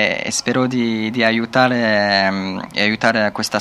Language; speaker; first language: Italian; non-native, learner; French